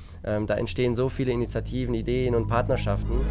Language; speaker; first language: German; native; German